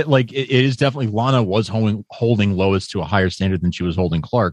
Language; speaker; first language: English; native; English